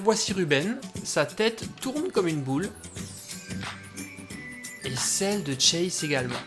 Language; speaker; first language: French; native; French